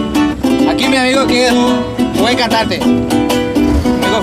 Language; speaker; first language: Spanish; native; Spanish